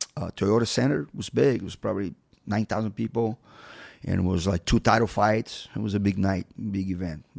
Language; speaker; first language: English; non-native, fluent; Portuguese